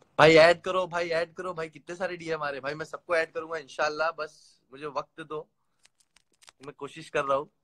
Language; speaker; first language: Hindi; native; Hindi